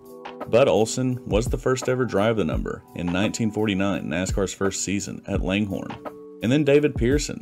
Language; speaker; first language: English; native; English